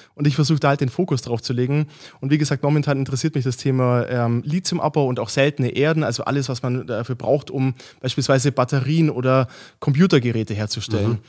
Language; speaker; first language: German; native; German